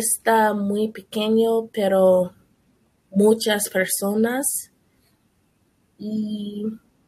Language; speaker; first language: Spanish; non-native, learner; English